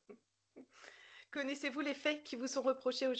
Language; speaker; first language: French; native; French